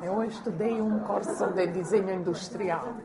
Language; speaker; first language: Portuguese; non-native, learner; Croatian